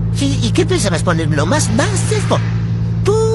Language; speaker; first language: Spanish; native; Spanish